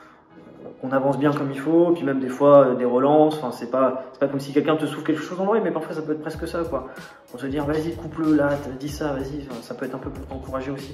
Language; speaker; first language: French; native; French